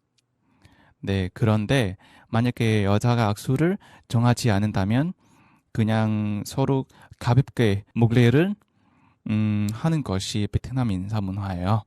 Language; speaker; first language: Korean; non-native, fluent; Vietnamese